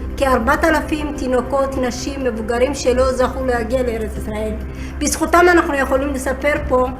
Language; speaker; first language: Hebrew; early bilingual, other home language; Amharic